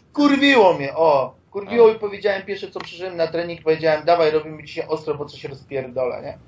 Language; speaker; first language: Polish; native; Polish